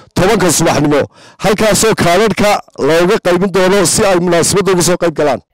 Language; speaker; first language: Somali; native; Somali